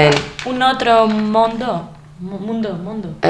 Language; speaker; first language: Spanish; non-native, learner; Greek